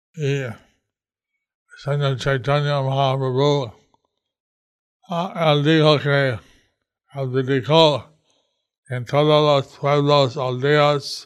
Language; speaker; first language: Spanish; non-native, learner; English